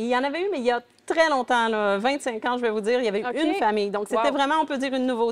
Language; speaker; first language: French; native; French